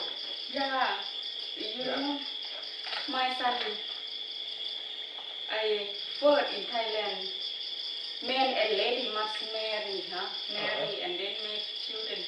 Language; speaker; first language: English; non-native, learner; Thai